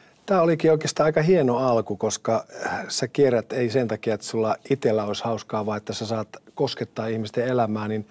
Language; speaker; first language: Finnish; native; Finnish